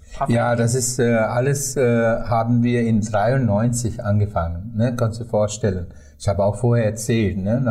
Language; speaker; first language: German; non-native, fluent; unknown